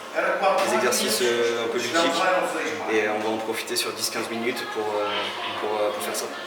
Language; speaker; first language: French; native; French